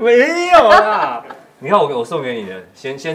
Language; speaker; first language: Chinese; native; Chinese